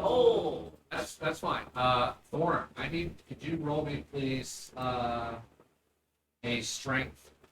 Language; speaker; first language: English; native; English